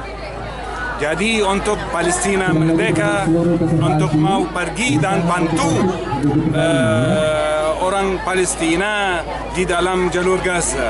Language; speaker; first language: Indonesian; non-native, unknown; Arabic